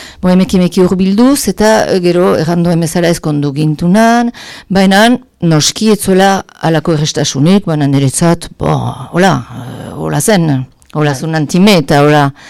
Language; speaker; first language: Basque; native; Basque